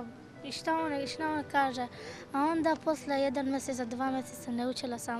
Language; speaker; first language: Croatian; non-native, learner; Persian